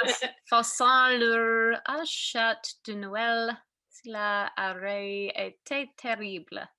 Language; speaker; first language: French; non-native, learner; English